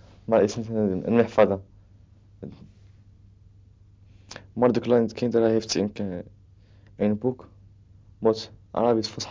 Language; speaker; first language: Dutch; non-native, learner; Arabic